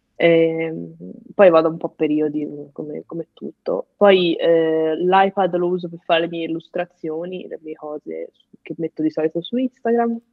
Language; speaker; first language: Italian; native; Italian